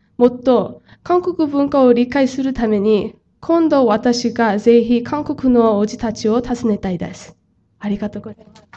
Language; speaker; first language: Japanese; non-native, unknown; Korean